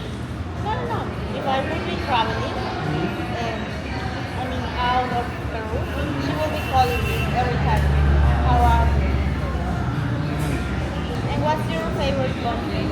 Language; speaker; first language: English; non-native, fluent; Spanish